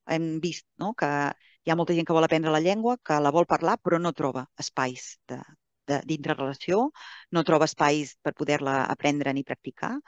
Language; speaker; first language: Catalan; native; Catalan